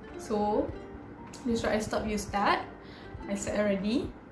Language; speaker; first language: English; non-native, local second language; Malay